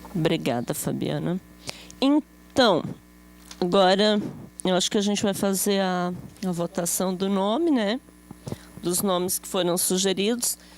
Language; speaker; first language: Portuguese; native; Portuguese